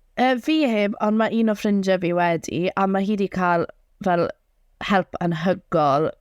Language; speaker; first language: Welsh; native; Welsh